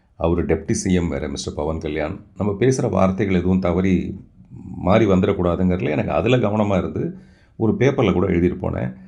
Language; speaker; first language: Tamil; non-native, local second language; Telugu